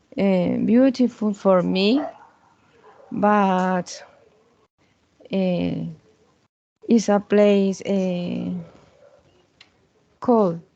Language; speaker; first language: English; non-native, learner; Spanish